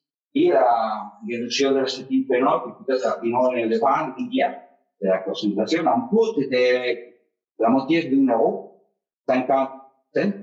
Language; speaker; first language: French; non-native, fluent; Spanish